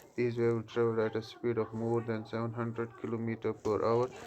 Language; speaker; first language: English; non-native, local second language; Urdu